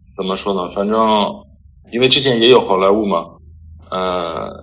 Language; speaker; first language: Chinese; non-native, fluent; French